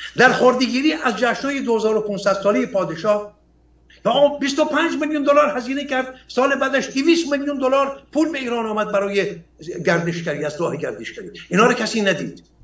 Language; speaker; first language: Persian; non-native, local second language; Assyrian Neo-Aramaic